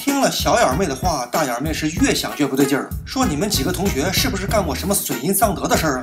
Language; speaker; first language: Chinese; native; Chinese